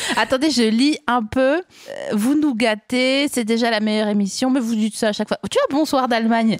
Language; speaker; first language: French; native; French